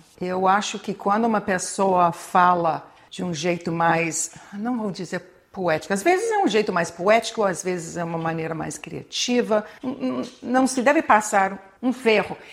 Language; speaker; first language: Portuguese; non-native, fluent; English